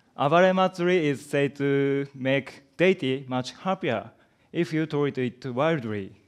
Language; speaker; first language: English; non-native, learner; Japanese